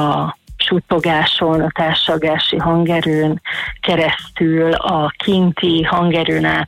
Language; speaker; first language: Hungarian; native; Hungarian